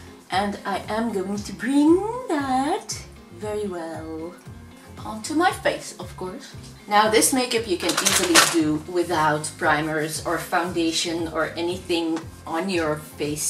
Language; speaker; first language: English; non-native, fluent; Dutch